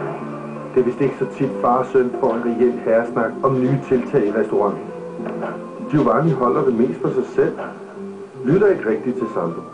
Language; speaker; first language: Danish; native; Danish